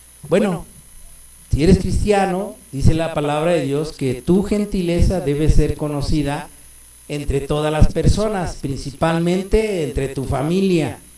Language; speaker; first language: Spanish; native; Spanish